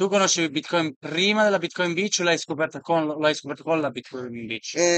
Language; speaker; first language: Italian; native; Italian